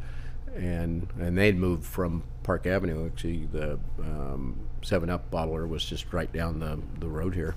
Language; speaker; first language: English; native; English